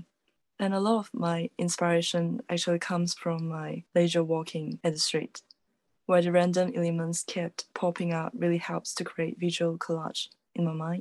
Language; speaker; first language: English; non-native, local second language; Chinese